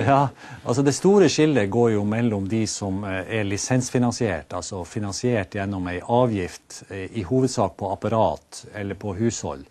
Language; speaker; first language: Norwegian; native; Norwegian